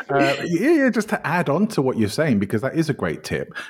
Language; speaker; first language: English; native; English